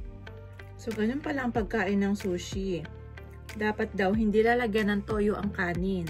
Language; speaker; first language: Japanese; non-native, learner; Filipino